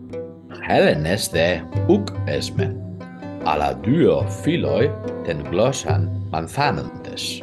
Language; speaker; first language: Greek; non-native, fluent; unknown